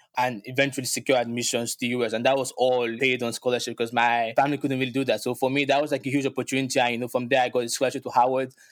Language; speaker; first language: English; non-native, local second language; Yoruba